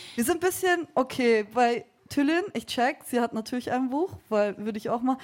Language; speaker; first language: German; early bilingual, other home language; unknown